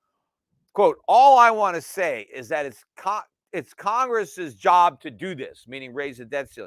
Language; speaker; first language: English; native; English